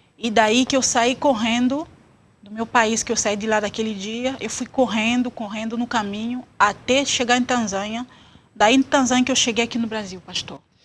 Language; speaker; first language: Portuguese; non-native, fluent; Swahili